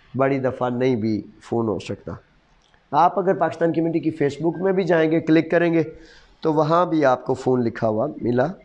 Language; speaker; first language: Urdu; non-native, local second language; Punjabi